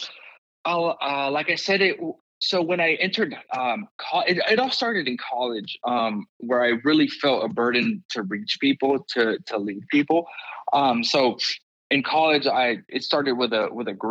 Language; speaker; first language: English; early bilingual, other home language; Spanish